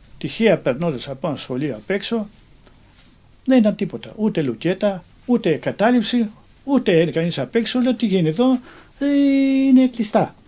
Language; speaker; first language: Greek; native; Greek